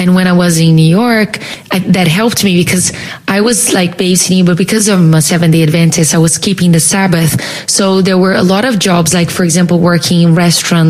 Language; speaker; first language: English; non-native, fluent; Portuguese